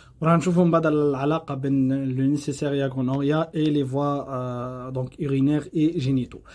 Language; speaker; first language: French; non-native, local second language; Arabic